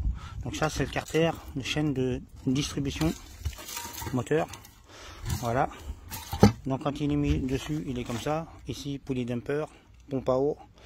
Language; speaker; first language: French; native; French